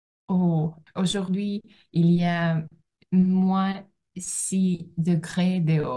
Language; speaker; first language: French; non-native, learner; Russian